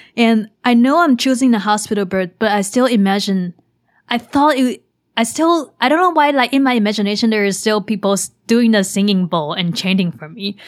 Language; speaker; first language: English; non-native, fluent; Chinese